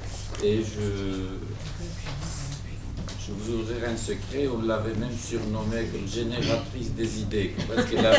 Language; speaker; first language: French; non-native, fluent; Georgian